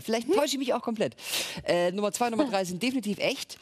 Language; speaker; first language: German; native; German